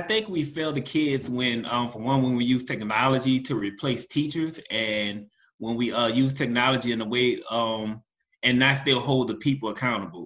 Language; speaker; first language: English; native; English